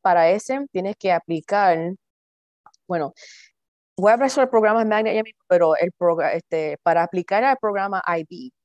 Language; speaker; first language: Spanish; early bilingual, heritage; Spanish